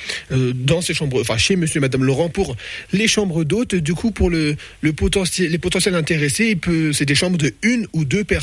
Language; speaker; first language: French; native; French